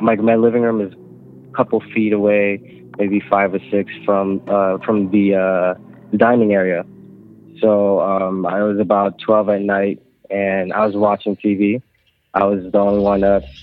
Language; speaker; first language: English; non-native, local second language; Filipino